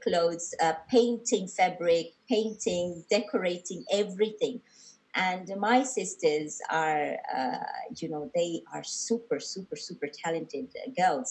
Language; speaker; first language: English; non-native, local second language; Gujarati